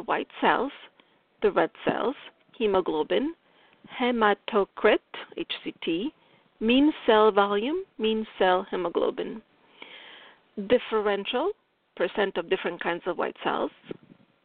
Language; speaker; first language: English; non-native, fluent; Italian